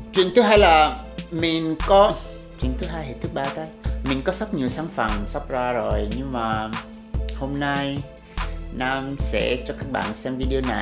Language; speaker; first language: Vietnamese; non-native, fluent; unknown